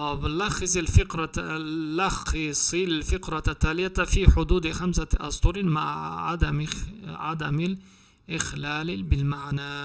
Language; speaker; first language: Arabic; non-native, fluent; Uzbek